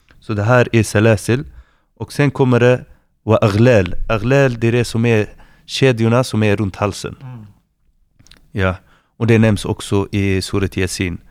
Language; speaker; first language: Swedish; non-native, fluent; Arabic